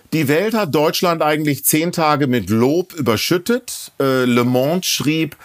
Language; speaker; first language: German; native; German